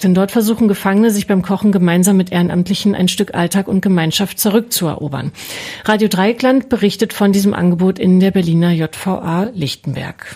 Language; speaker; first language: German; native; German